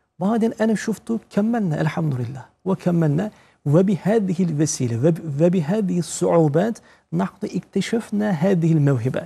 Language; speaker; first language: Arabic; non-native, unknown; Turkish